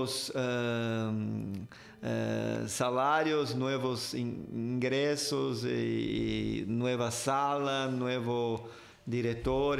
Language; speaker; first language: Spanish; non-native, fluent; Portuguese